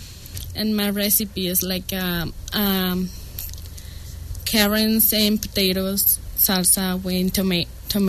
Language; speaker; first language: English; non-native, learner; Spanish